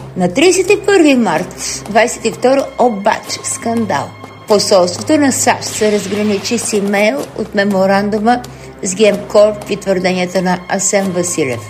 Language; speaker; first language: Bulgarian; native; Bulgarian